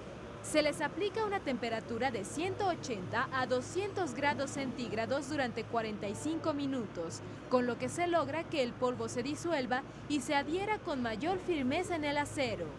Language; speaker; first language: Spanish; native; Spanish